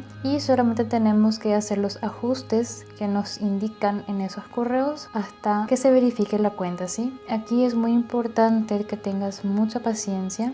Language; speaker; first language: Spanish; native; Spanish